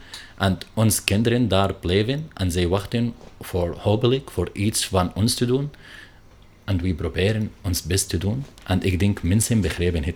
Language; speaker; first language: Dutch; non-native, learner; Arabic